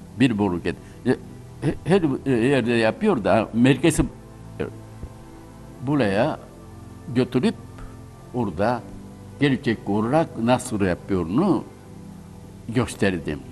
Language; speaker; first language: Turkish; non-native, learner; Japanese